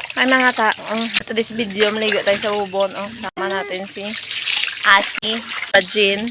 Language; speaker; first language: Filipino; non-native, local second language; Hiligaynon